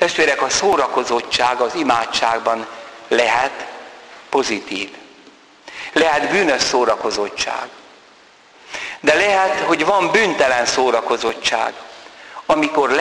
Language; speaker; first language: Hungarian; native; Hungarian